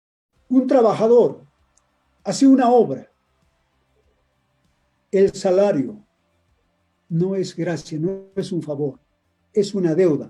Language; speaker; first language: Spanish; native; Spanish